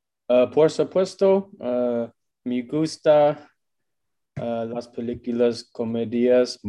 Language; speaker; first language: Spanish; non-native, learner; English